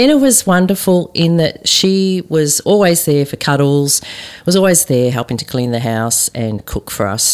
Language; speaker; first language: English; native; English